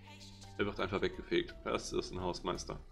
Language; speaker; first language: German; native; German